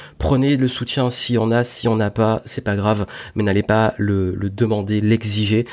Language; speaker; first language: French; native; French